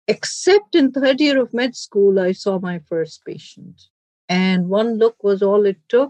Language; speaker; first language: English; non-native, local second language; Urdu